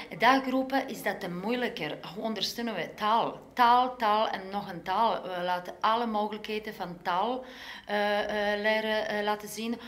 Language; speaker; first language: Dutch; non-native, fluent; Polish